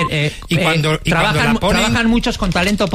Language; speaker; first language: Spanish; native; Spanish